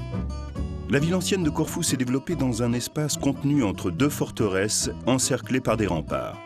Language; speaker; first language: French; native; French